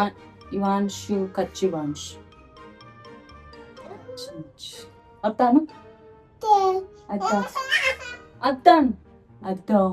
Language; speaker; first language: Kannada; non-native, learner; Telugu